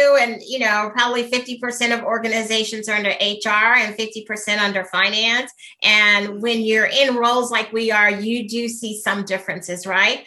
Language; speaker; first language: English; native; English